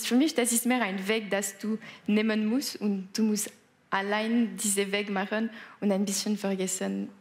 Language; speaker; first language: German; non-native, local second language; French